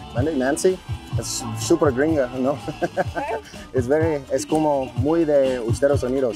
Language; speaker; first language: Spanish; non-native, learner; English